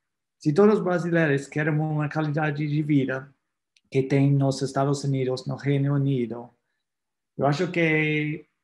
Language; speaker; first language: Portuguese; non-native, fluent; English